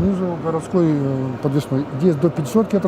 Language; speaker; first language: Russian; native; Russian